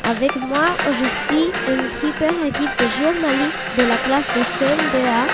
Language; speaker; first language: French; non-native, learner; Spanish